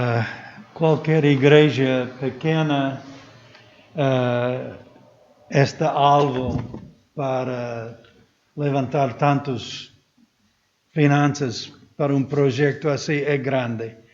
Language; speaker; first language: Portuguese; non-native, fluent; English